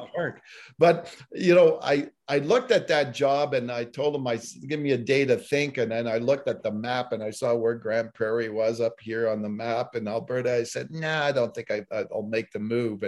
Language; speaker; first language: English; early bilingual, other home language; Italian